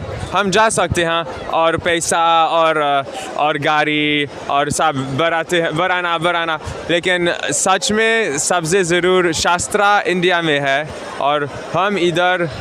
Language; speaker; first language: Hindi; non-native, learner; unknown